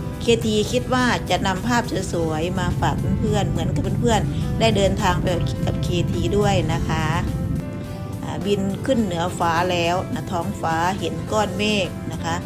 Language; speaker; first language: Thai; native; Thai